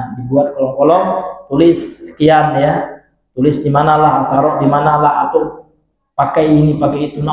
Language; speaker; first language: Indonesian; non-native, local second language; Minangkabau